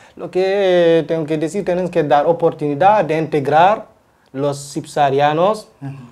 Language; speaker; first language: Spanish; non-native, learner; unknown